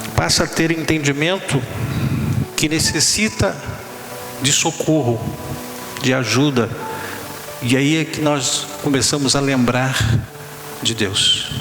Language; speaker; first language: Portuguese; native; Portuguese